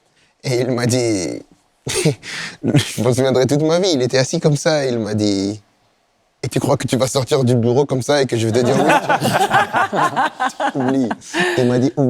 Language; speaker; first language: French; native; French